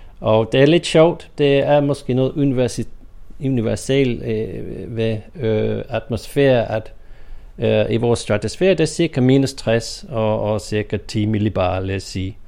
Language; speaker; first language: Danish; non-native, fluent; English